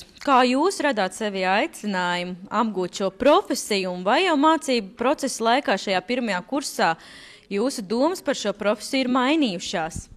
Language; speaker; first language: Latvian; native; Latvian